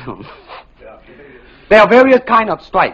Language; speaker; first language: English; non-native, local second language; Cantonese